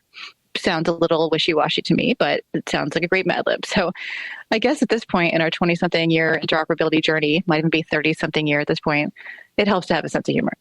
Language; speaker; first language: English; native; English